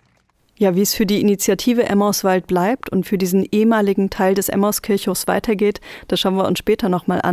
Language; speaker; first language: German; native; German